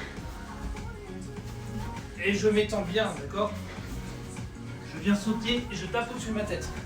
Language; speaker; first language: French; native; French